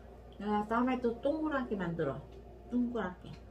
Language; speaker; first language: Korean; non-native, learner; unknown